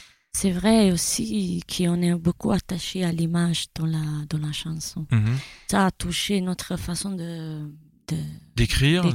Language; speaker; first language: French; non-native, learner; Italian